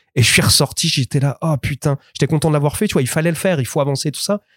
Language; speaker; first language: French; native; French